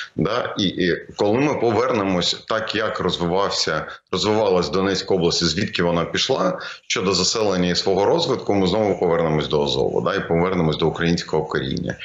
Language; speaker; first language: Ukrainian; non-native, local second language; Russian